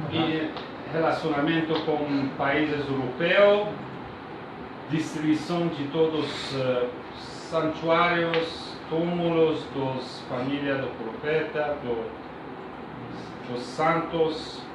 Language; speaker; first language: Portuguese; non-native, learner; Persian